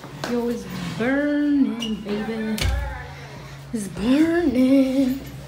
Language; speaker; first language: English; early bilingual, other home language; Spanish